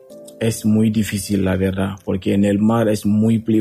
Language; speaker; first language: Spanish; non-native, learner; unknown